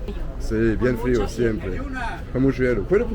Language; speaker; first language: Spanish; non-native, learner; English